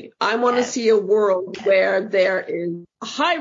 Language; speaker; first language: English; native; English